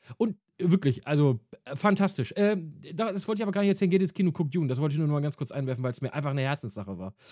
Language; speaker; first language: German; native; German